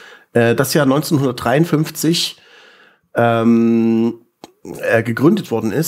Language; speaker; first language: German; native; German